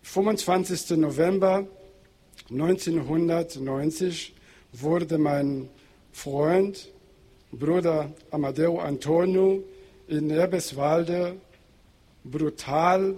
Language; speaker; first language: German; non-native, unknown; Portuguese